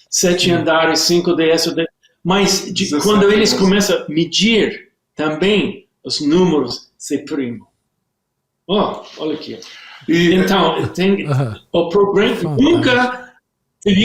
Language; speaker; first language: Portuguese; non-native, learner; English